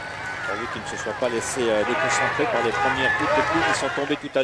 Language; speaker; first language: French; native; French